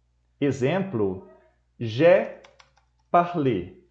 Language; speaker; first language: French; non-native, fluent; Portuguese